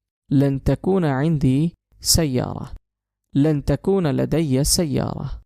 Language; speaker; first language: Arabic; non-native, fluent; Urdu